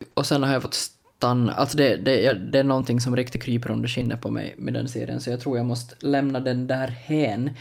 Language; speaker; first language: Swedish; native; Swedish